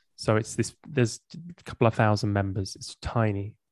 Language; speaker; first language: English; native; English